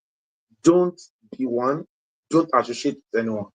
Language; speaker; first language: English; non-native, local second language; Yoruba